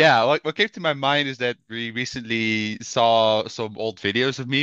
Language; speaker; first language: English; non-native, fluent; Dutch